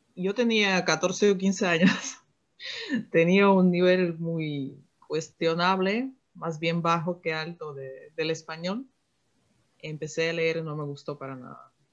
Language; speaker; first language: Spanish; non-native, fluent; Russian